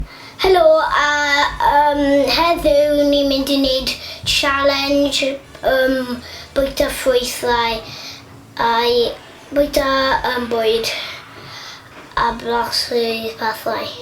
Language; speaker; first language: Welsh; non-native, local second language; English